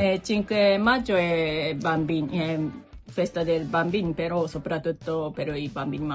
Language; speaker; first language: Italian; non-native, learner; Japanese